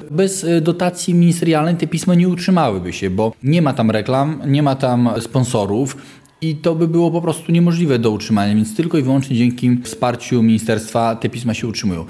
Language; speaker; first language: Polish; native; Polish